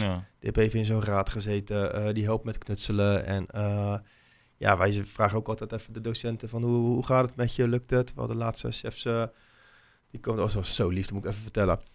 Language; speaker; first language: Dutch; native; Dutch